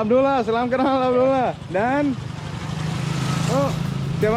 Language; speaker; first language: Indonesian; non-native, learner; Danish